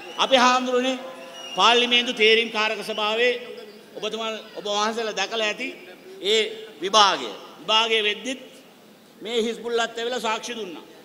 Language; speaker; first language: Sinhala; non-native, local second language; Tamil